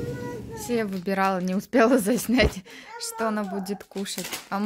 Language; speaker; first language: Russian; native; Russian